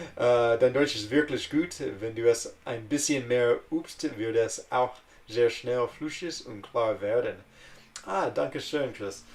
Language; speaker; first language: German; non-native, learner; English